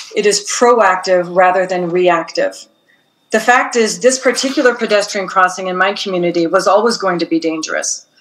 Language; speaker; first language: English; native; English